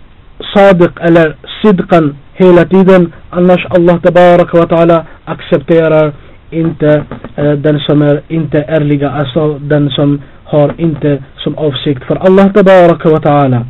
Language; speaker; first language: Swedish; non-native, fluent; Albanian